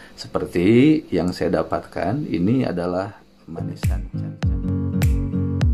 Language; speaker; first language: Indonesian; non-native, local second language; Sundanese